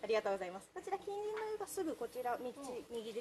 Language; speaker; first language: Japanese; native; Japanese